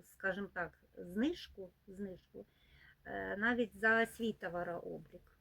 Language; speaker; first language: Ukrainian; non-native, local second language; Russian